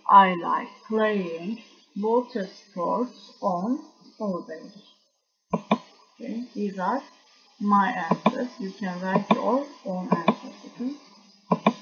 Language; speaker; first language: English; non-native, fluent; Turkish